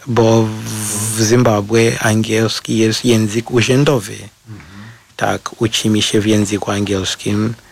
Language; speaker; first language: Polish; non-native, fluent; Shona